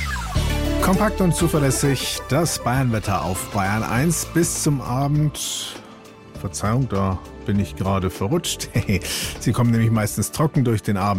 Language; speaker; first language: German; native; German